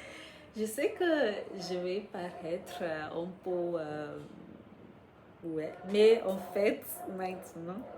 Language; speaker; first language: French; non-native, fluent; English